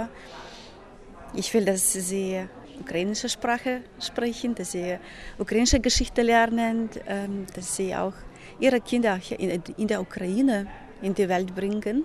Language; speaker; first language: German; non-native, fluent; Ukrainian